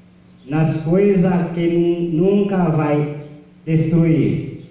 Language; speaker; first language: Portuguese; non-native, learner; Haitian Creole